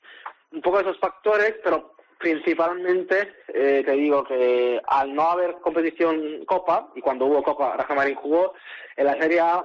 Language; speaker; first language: Spanish; non-native, fluent; Italian